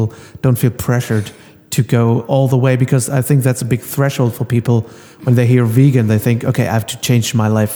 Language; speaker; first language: English; non-native, fluent; German